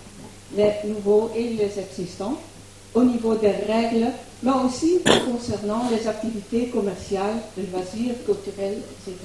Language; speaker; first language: French; non-native, fluent; Dutch